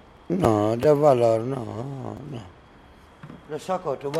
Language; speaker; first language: Spanish; non-native, learner; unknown